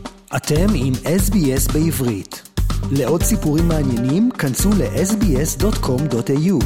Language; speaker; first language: Hebrew; native; Hebrew